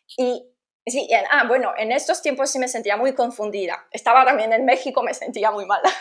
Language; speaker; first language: Spanish; non-native, fluent; Polish